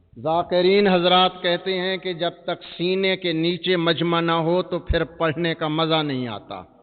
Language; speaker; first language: Urdu; non-native, local second language; Punjabi